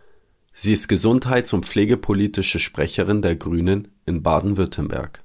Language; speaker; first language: German; native; German